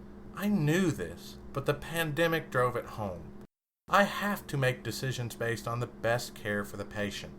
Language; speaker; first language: English; native; English